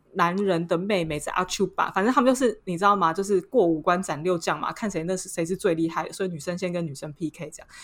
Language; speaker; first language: Chinese; native; Chinese